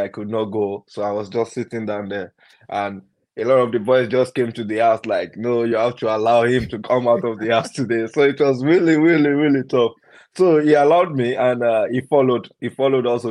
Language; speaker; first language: English; non-native, local second language; Yoruba